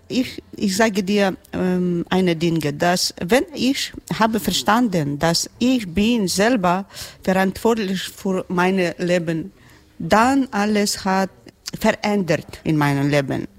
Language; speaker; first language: German; non-native, learner; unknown